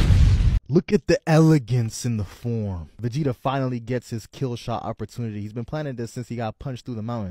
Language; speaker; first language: English; native; English